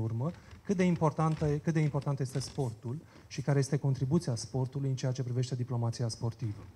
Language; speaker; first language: Romanian; native; Romanian